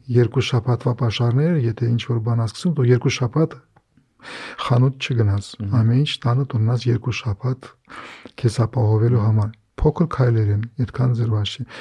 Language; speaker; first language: Armenian; native; Armenian